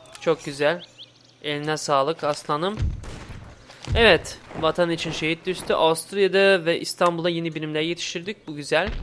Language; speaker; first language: Turkish; early bilingual, heritage; Turkish